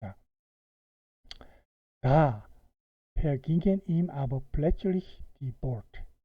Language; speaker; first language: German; non-native, fluent; Korean